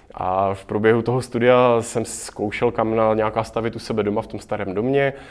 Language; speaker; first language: Czech; native; Czech